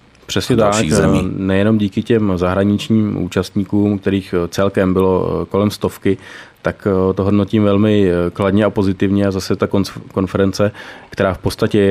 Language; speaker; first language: Czech; native; Czech